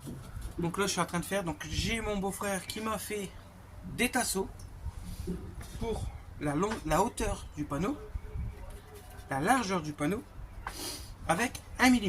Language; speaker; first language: French; native; French